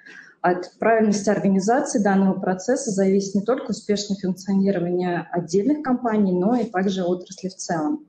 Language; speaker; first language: Russian; native; Russian